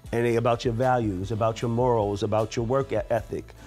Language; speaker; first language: English; native; English